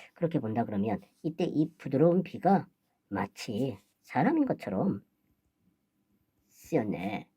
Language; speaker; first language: Korean; native; Korean